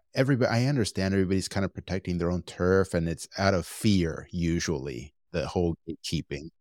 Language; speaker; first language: English; early bilingual, other home language; Spanish